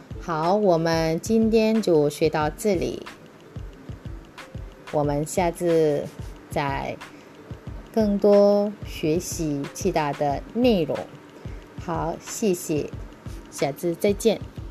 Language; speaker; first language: Chinese; early bilingual, heritage; Chinese